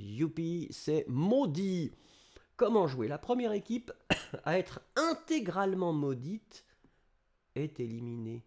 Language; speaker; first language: French; native; French